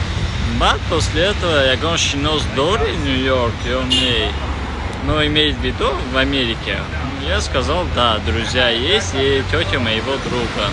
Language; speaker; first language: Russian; non-native, local second language; Tajik